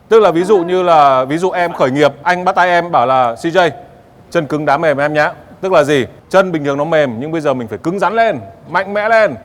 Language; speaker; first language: Vietnamese; native; Vietnamese